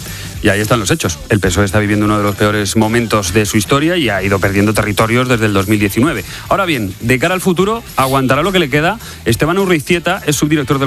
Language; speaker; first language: Spanish; native; Spanish